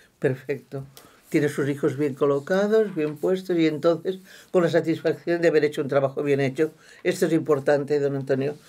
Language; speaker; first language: Spanish; non-native, local second language; Catalan